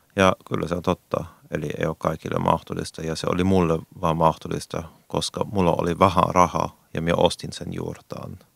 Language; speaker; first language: Finnish; non-native, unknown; German